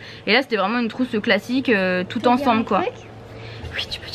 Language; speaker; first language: French; native; French